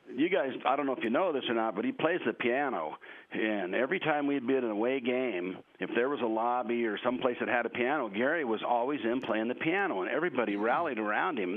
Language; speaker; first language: English; native; English